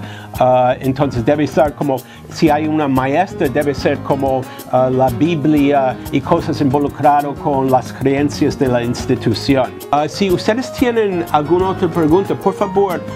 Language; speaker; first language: Spanish; non-native, fluent; English